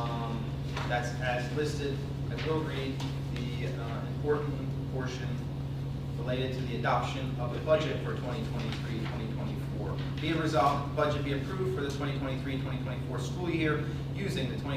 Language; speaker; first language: English; native; English